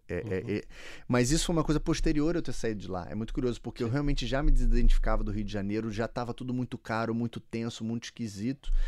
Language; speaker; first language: Portuguese; native; Portuguese